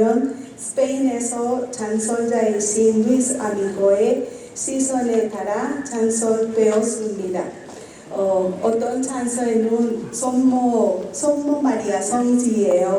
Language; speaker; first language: Korean; non-native, learner; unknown